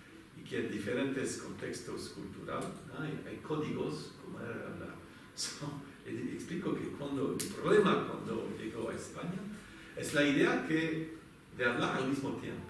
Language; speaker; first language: Spanish; non-native, fluent; French